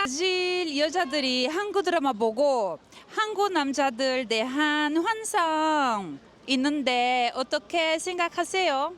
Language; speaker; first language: Korean; non-native, learner; Portuguese